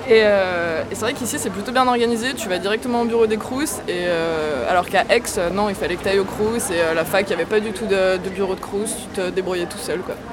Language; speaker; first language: French; native; French